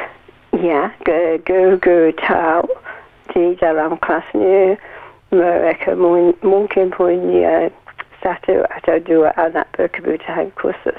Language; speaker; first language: Indonesian; non-native, learner; English